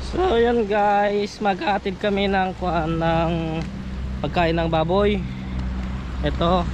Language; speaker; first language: Filipino; non-native, local second language; Iloko